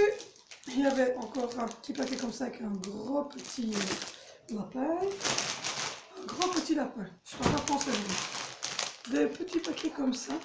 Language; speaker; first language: French; native; French